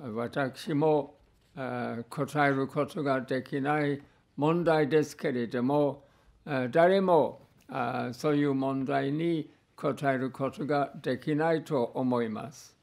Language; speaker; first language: Japanese; non-native, fluent; English